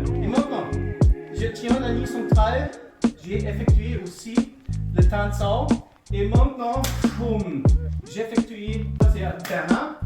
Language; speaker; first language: French; non-native, fluent; German